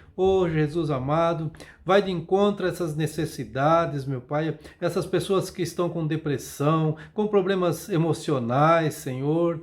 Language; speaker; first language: Portuguese; native; Portuguese